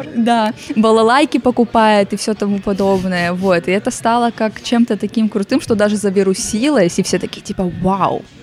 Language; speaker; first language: Russian; native; Russian